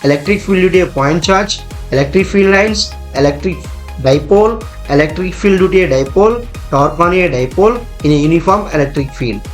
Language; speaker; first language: English; non-native, local second language; Telugu